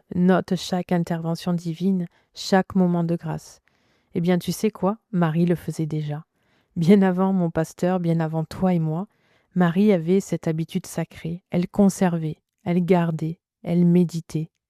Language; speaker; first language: French; native; French